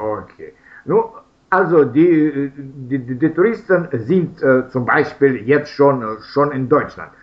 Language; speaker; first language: German; non-native, learner; Russian